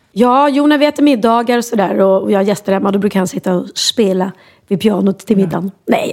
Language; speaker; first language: Swedish; native; Swedish